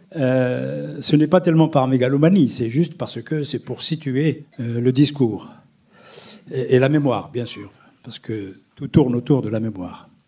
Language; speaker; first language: French; non-native, local second language; Arabic